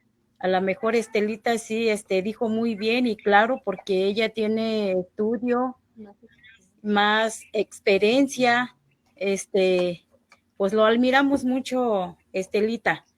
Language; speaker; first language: Spanish; non-native, local second language; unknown